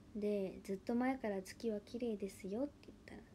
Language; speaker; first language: Japanese; native; Japanese